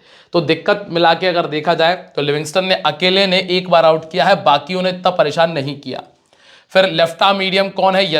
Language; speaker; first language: Hindi; native; Hindi